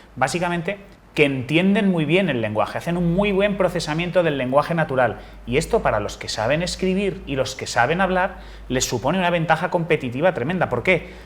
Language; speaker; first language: Spanish; native; Spanish